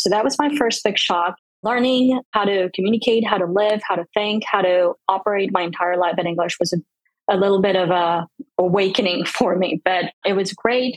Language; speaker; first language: English; non-native, fluent; Spanish